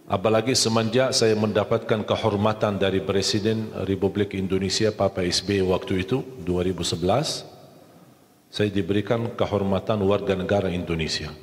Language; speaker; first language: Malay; non-native, fluent; Arabic